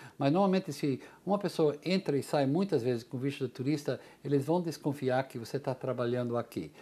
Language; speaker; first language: Portuguese; non-native, fluent; English